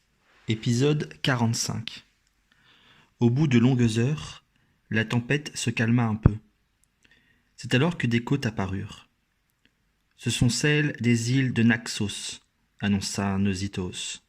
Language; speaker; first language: French; native; French